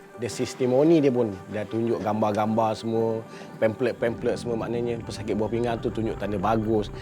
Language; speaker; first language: Malay; native; Malay